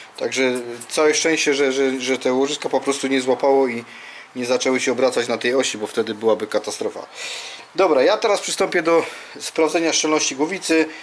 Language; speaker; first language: Polish; native; Polish